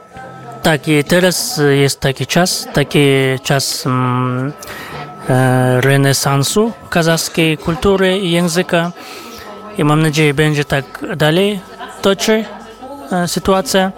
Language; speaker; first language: Polish; non-native, fluent; Kazakh